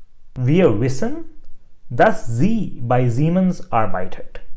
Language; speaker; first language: German; non-native, fluent; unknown